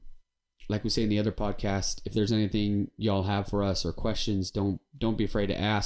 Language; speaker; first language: English; native; English